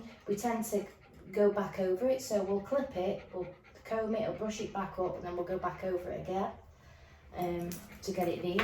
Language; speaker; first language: English; native; English